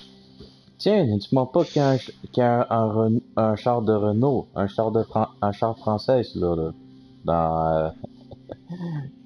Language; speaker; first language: French; native; French